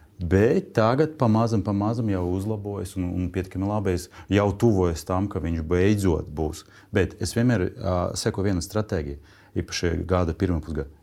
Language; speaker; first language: Latvian; non-native, local second language; Russian